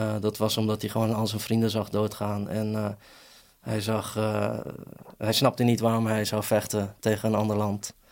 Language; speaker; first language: Dutch; early bilingual, other home language; Persian